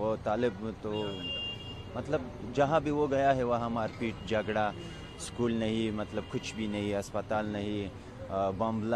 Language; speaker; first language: Hindi; non-native, fluent; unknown